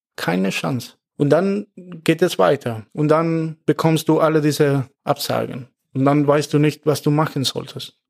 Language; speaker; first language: German; non-native, fluent; Spanish